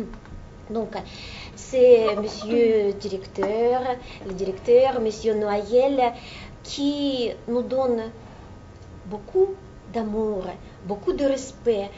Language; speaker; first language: French; non-native, fluent; Russian